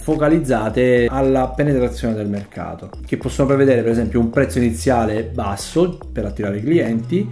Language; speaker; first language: Italian; native; Italian